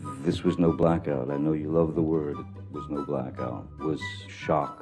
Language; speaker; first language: English; native; English